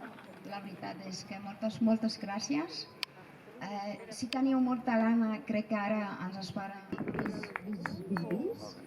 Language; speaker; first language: Catalan; non-native, local second language; Spanish